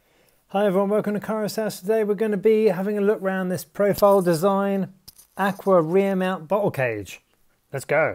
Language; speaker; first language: English; native; English